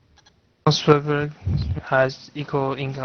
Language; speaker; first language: English; non-native, learner; Chinese